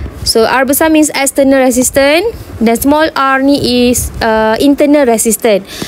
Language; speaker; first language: English; non-native, local second language; Malay